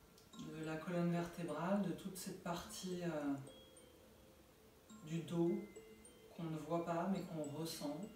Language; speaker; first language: French; native; French